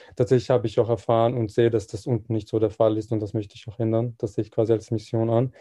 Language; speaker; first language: German; early bilingual, other home language; Serbian